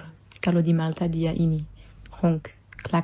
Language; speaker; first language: Indonesian; non-native, fluent; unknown